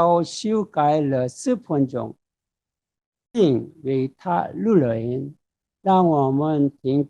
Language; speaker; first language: Chinese; non-native, fluent; Korean